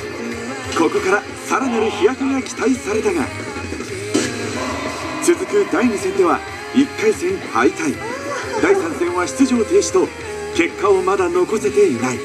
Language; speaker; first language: Japanese; native; Japanese